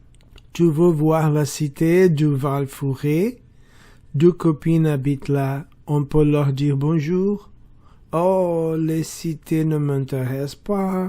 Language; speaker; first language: French; non-native, learner; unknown